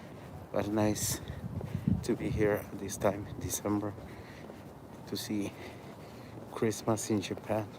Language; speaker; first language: English; non-native, learner; Spanish